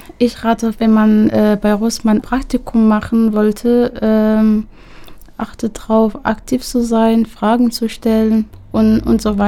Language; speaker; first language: German; non-native, local second language; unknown